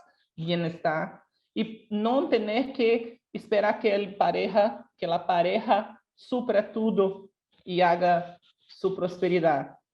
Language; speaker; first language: Spanish; non-native, local second language; Portuguese